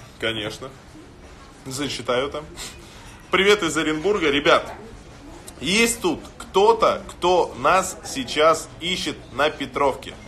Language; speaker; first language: Russian; native; Russian